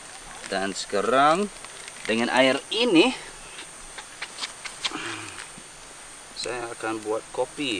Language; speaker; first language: Indonesian; non-native, learner; English